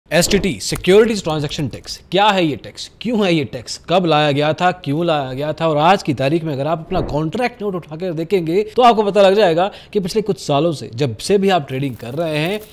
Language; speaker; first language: Hindi; native; Hindi